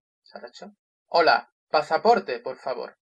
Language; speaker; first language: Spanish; non-native, fluent; Russian